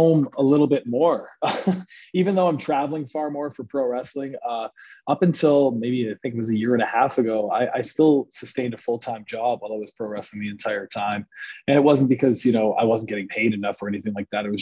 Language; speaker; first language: English; native; English